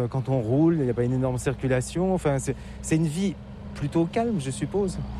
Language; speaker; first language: French; native; French